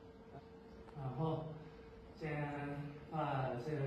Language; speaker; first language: Chinese; non-native, learner; Japanese